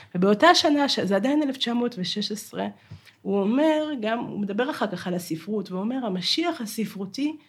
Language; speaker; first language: Hebrew; non-native, fluent; Russian